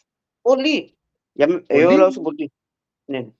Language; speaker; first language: Greek; early bilingual, heritage; Greek